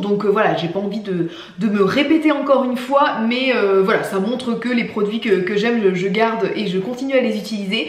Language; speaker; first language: French; native; French